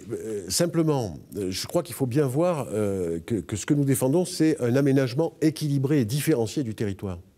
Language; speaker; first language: French; native; French